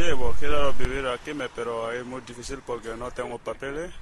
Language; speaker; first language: Spanish; non-native, learner; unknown